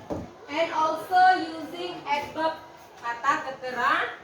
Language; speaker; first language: English; non-native, learner; Indonesian